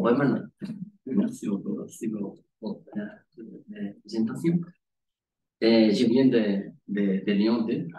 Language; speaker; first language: French; non-native, learner; Spanish